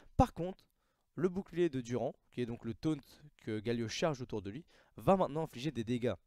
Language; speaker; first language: French; native; French